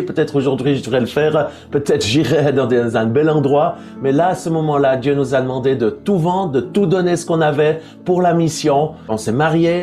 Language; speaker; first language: French; native; French